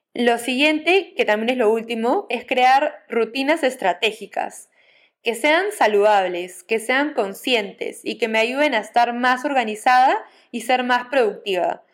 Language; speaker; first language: Spanish; native; Spanish